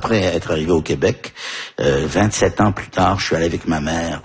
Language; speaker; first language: French; early bilingual, heritage; French